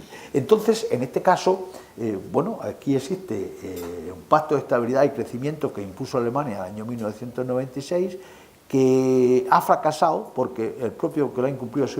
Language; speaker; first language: Spanish; native; Spanish